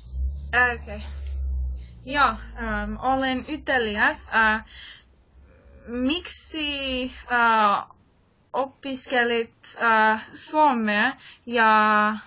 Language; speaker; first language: Finnish; non-native, learner; English